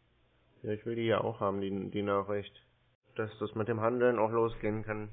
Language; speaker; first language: German; native; German